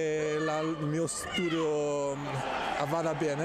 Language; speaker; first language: Italian; non-native, fluent; Chinese